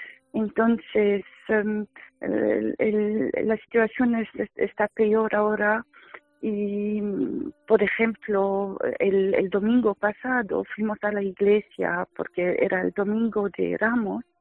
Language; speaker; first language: Spanish; non-native, fluent; Arabic